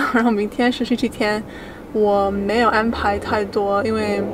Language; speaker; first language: Chinese; early bilingual, heritage; Chinese